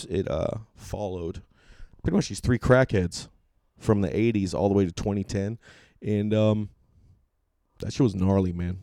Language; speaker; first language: English; native; English